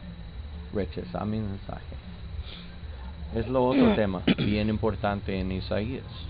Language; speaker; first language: Spanish; non-native, learner; English